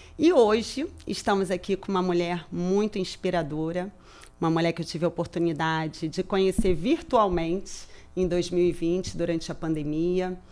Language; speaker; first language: Portuguese; native; Portuguese